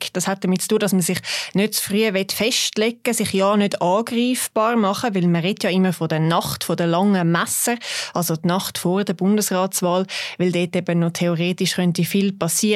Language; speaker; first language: German; native; German